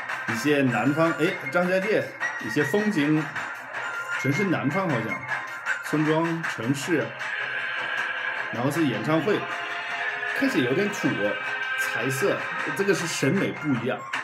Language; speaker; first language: Chinese; non-native, fluent; German